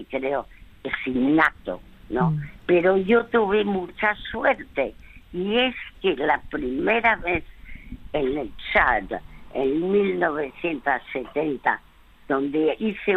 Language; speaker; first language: Spanish; early bilingual, other home language; French